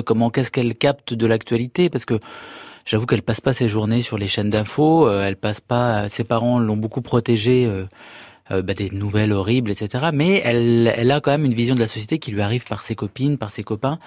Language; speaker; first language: French; native; French